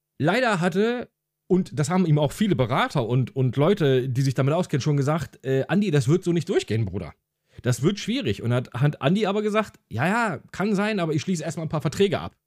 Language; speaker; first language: German; early bilingual, other home language; Hungarian